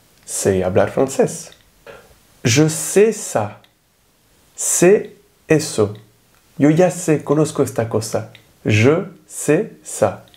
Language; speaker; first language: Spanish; non-native, fluent; French